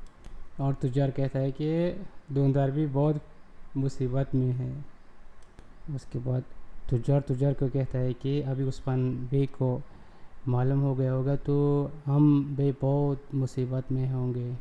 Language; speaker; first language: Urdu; non-native, local second language; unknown